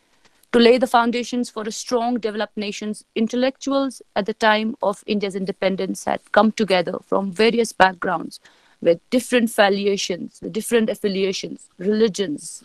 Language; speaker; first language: English; non-native, local second language; Kashmiri